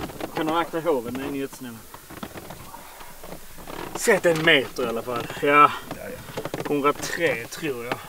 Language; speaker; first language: Swedish; native; Swedish